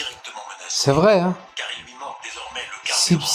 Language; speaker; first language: French; native; French